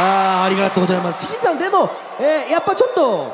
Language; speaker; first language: Japanese; native; Japanese